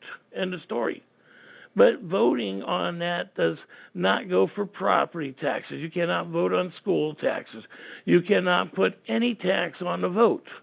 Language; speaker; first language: English; native; English